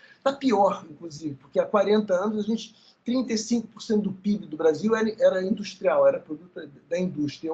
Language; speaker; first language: Portuguese; early bilingual, other home language; Spanish